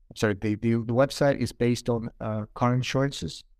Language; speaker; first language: English; non-native, fluent; Ukrainian